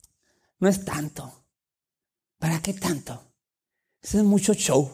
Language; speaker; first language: Spanish; native; Spanish